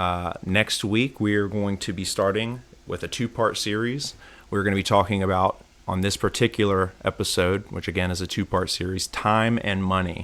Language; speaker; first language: English; native; English